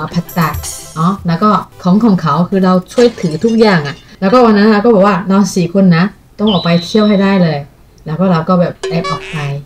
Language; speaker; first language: Thai; non-native, fluent; Chinese